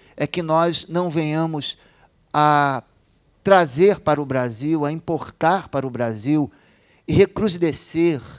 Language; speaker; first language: Portuguese; native; Portuguese